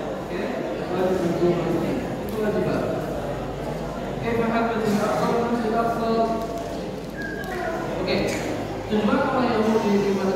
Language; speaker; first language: Indonesian; non-native, learner; Arabic